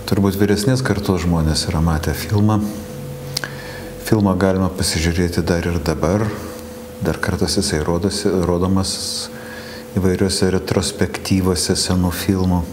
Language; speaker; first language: Lithuanian; native; Lithuanian